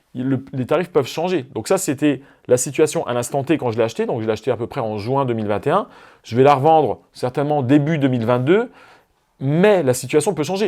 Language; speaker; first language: French; native; French